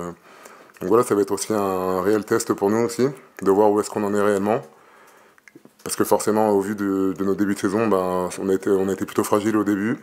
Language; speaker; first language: French; native; French